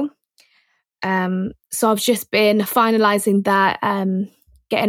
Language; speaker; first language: English; native; English